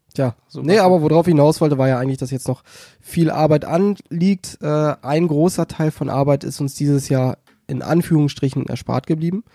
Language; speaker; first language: German; native; German